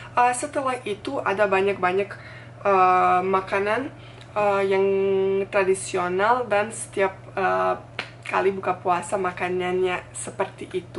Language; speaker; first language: Indonesian; non-native, fluent; Bosnian